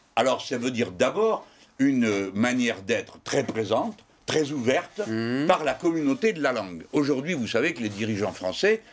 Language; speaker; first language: French; native; French